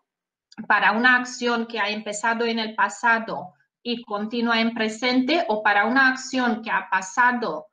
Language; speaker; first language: Spanish; non-native, fluent; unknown